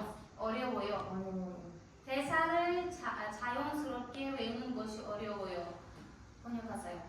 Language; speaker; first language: Korean; non-native, fluent; Uzbek